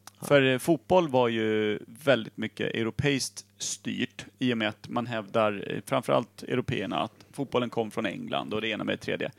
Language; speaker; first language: Swedish; native; Swedish